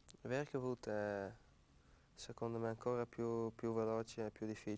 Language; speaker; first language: Italian; non-native, fluent; Dutch